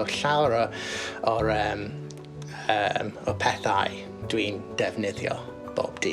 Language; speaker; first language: Welsh; non-native, learner; English